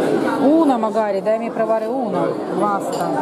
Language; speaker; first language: Italian; non-native, learner; Russian